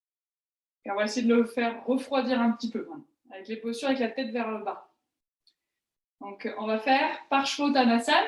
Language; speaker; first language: French; native; French